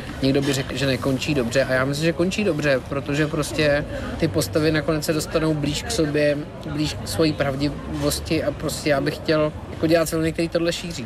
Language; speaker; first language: Czech; native; Czech